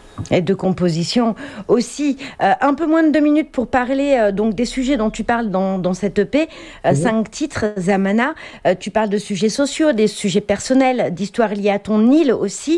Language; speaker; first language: French; native; French